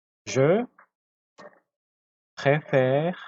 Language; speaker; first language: French; non-native, fluent; Spanish